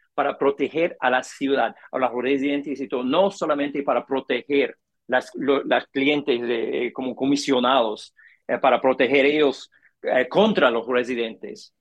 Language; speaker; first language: Spanish; non-native, learner; English